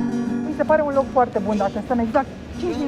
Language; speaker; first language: Romanian; native; Romanian